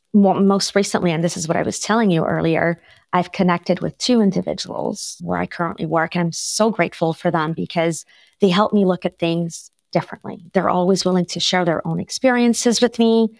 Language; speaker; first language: English; non-native, fluent; French